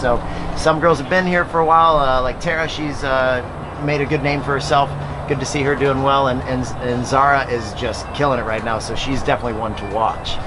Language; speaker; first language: English; native; English